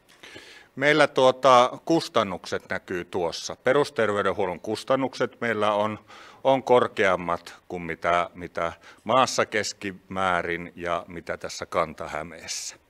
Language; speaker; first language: Finnish; native; Finnish